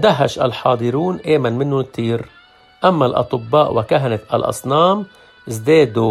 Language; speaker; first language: Arabic; native; Arabic